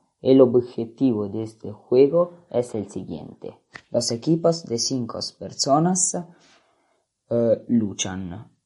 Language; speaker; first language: Spanish; non-native, learner; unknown